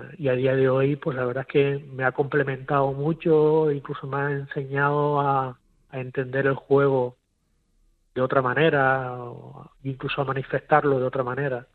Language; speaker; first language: Spanish; native; Spanish